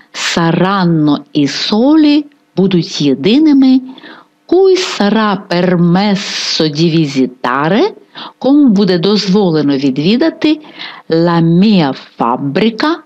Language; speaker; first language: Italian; non-native, fluent; Ukrainian